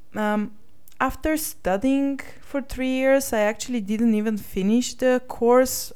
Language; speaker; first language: English; non-native, fluent; Bulgarian